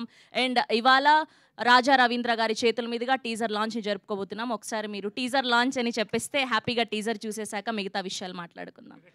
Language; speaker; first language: Telugu; native; Telugu